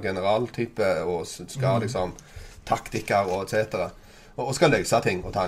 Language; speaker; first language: Norwegian; native; Norwegian